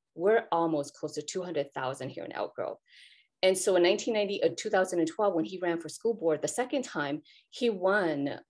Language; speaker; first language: English; native; English